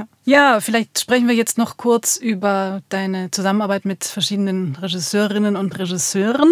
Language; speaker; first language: German; native; German